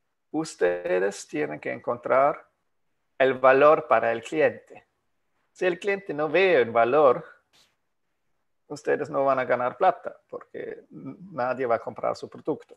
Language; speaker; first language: Spanish; non-native, fluent; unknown